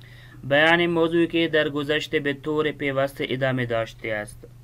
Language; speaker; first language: Persian; non-native, fluent; Urdu